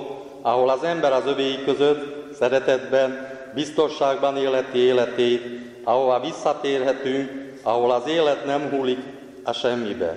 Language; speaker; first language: Hungarian; native; Hungarian